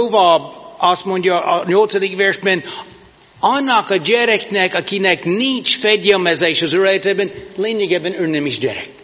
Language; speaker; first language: Hungarian; non-native, learner; English